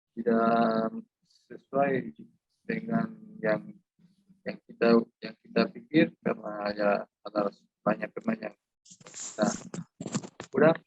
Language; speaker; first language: Indonesian; non-native, fluent; Spanish